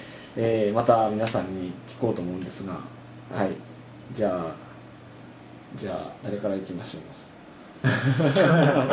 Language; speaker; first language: Japanese; native; Japanese